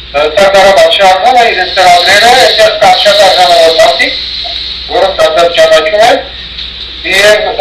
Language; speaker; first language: Armenian; early bilingual, heritage; Armenian